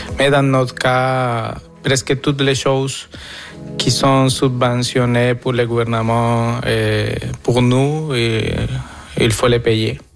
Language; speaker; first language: French; non-native, fluent; Spanish